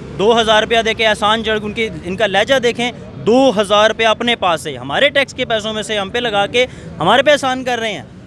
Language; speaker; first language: Urdu; native; Urdu